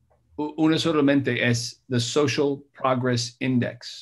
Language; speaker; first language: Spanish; non-native, learner; English